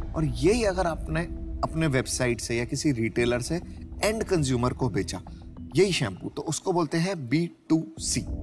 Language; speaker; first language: Hindi; native; Hindi